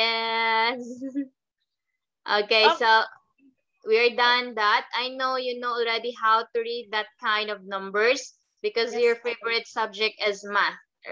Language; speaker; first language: English; non-native, fluent; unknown